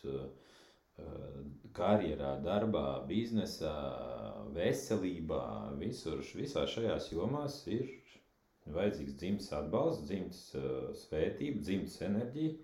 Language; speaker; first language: Latvian; non-native, local second language; Russian